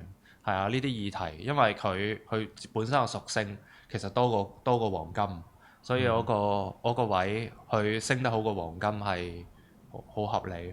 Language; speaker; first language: Cantonese; native; Cantonese